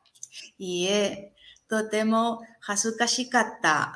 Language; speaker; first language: Japanese; non-native, learner; Spanish